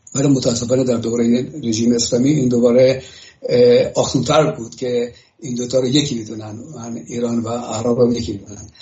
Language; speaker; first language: Persian; native; Persian